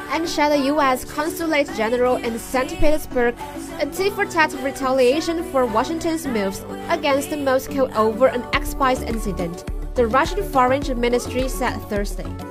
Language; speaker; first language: English; non-native, fluent; Chinese